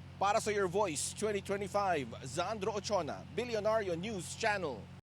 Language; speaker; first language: Filipino; native; Filipino